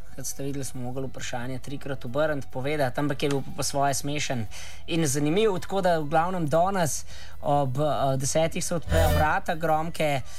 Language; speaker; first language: Slovenian; native; Slovenian